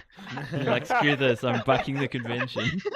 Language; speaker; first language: English; native; English